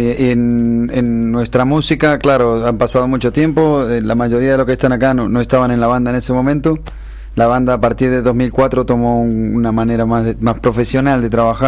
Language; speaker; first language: Spanish; native; Spanish